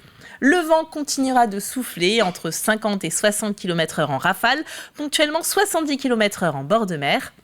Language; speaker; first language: French; native; French